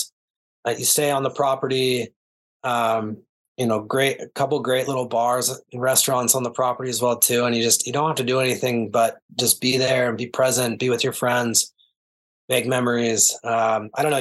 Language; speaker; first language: English; native; English